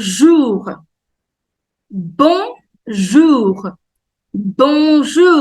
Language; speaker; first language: French; non-native, fluent; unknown